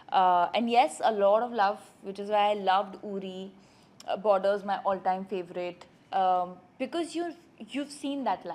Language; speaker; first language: English; non-native, local second language; Hindi